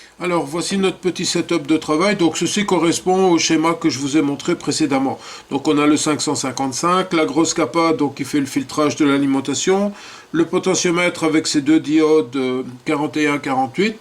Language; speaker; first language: French; native; French